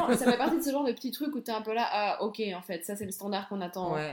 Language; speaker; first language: French; native; French